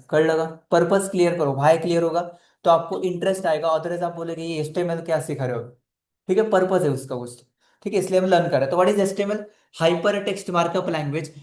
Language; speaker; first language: Hindi; non-native, local second language; Marathi